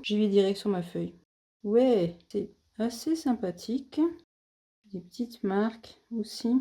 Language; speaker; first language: French; native; French